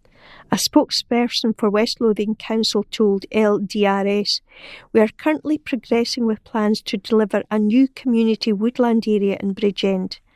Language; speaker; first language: English; native; English